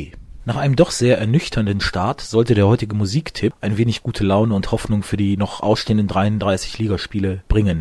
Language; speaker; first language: German; native; German